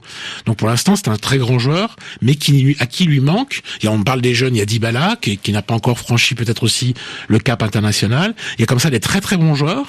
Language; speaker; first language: French; native; French